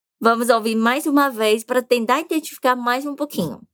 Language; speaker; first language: Portuguese; non-native, fluent; Chinese